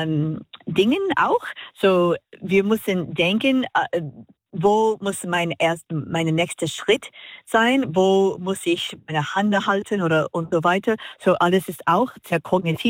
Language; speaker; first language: German; non-native, learner; English